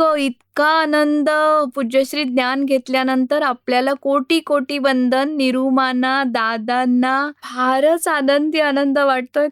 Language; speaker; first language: Marathi; non-native, local second language; Gujarati